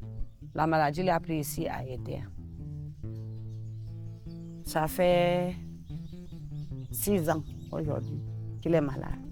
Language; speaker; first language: French; non-native, local second language; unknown